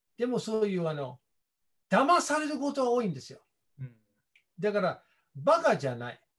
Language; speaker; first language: Japanese; non-native, fluent; English